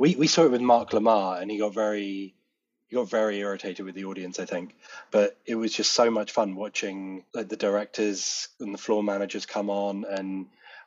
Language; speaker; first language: English; native; English